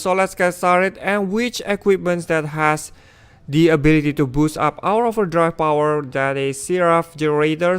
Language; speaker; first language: English; non-native, fluent; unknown